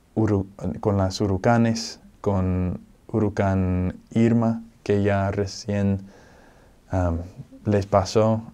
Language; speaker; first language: Spanish; non-native, fluent; English